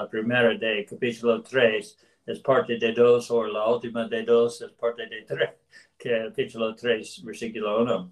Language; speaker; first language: Spanish; non-native, learner; English